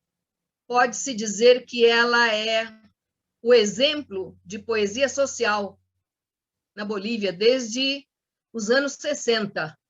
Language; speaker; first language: Portuguese; non-native, fluent; Spanish